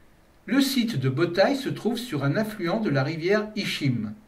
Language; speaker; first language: French; native; French